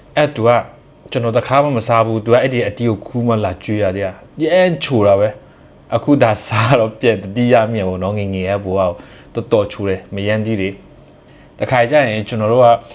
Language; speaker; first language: Burmese; non-native, local second language; Shwe Palaung